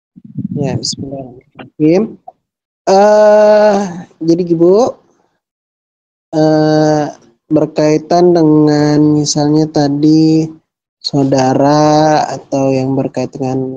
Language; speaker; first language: Indonesian; native; Indonesian